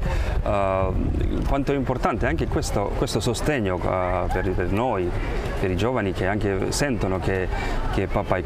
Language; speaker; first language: Italian; non-native, fluent; Croatian